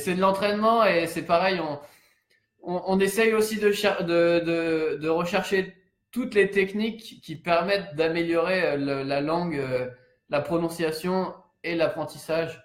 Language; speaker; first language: French; native; French